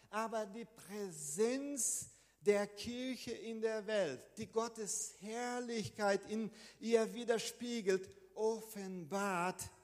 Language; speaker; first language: German; non-native, fluent; Portuguese